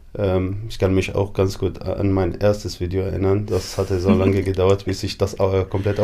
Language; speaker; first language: German; non-native, fluent; Arabic